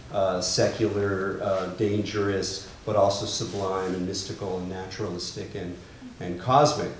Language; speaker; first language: English; native; English